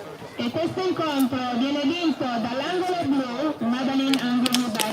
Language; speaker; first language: Italian; native; Italian